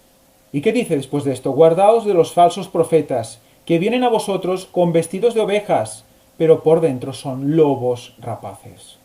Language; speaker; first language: Spanish; native; Spanish